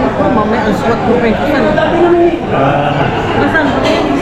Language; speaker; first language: Filipino; native; Filipino